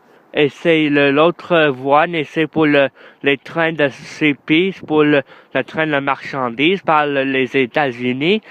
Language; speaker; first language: French; non-native, learner; English